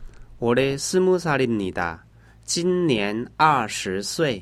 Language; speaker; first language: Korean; non-native, learner; Chinese